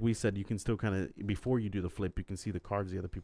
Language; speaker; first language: English; native; English